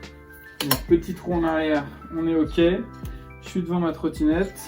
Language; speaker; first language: French; native; French